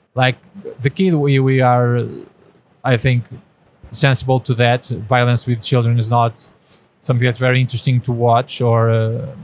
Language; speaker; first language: English; non-native, fluent; Portuguese